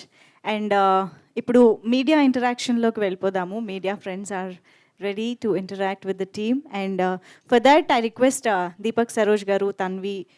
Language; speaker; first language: Telugu; native; Telugu